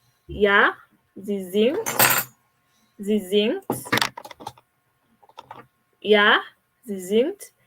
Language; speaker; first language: German; non-native, fluent; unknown